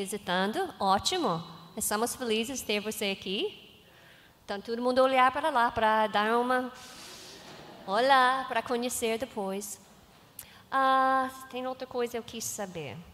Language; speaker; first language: Portuguese; non-native, learner; English